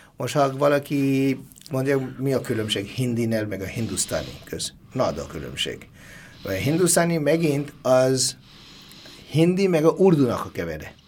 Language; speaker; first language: Hungarian; non-native, learner; Bangla